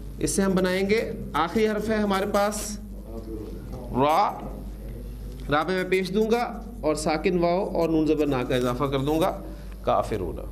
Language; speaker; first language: Urdu; native; Urdu